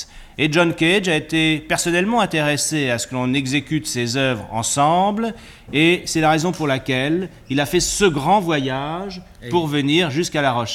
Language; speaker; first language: French; native; French